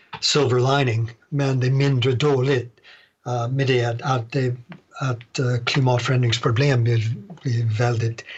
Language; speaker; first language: Swedish; non-native, fluent; English